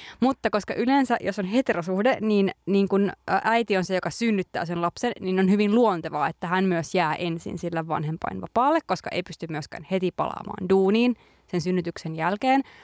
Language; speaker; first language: Finnish; native; Finnish